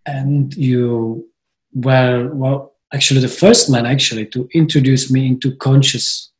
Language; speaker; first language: English; non-native, fluent; Czech